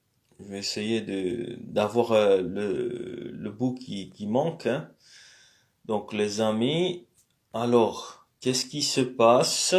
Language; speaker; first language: French; native; French